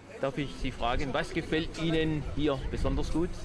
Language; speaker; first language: German; native; German